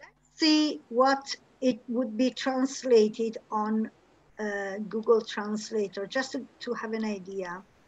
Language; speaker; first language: English; non-native, fluent; Italian